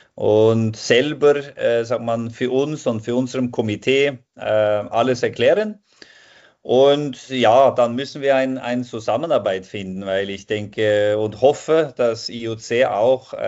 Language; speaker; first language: German; non-native, fluent; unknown